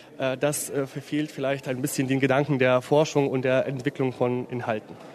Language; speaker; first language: German; early bilingual, heritage; Polish